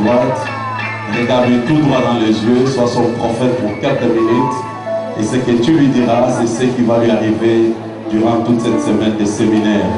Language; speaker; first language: French; non-native, local second language; Lingala